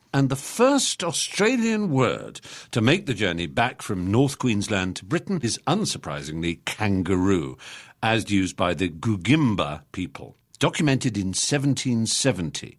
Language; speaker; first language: English; native; English